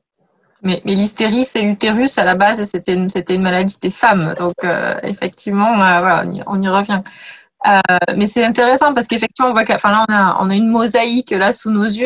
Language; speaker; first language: French; native; French